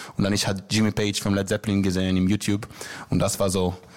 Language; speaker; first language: German; non-native, learner; Hebrew